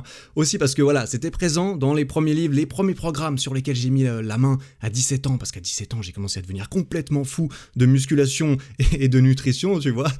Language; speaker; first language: French; native; French